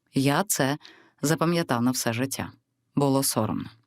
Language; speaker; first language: Ukrainian; native; Ukrainian